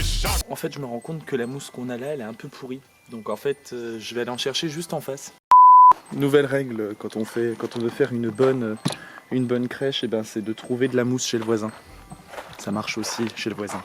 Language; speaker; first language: French; native; French